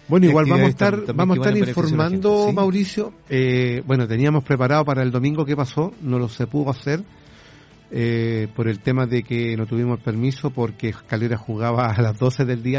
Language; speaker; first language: Spanish; native; Spanish